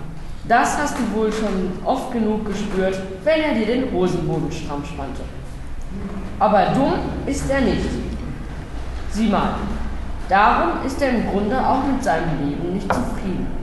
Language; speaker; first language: German; native; German